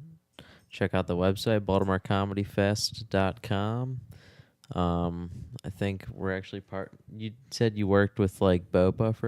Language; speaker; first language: English; native; English